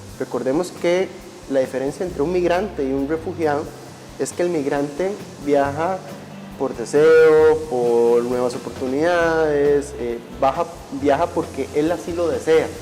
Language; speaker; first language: Spanish; native; Spanish